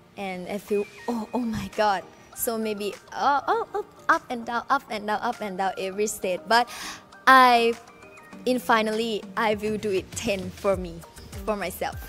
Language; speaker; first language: English; non-native, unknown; Thai